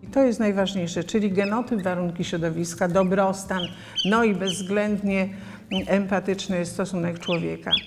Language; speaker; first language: Polish; native; Polish